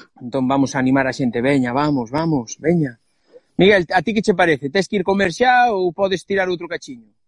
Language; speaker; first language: Galician; non-native, local second language; Spanish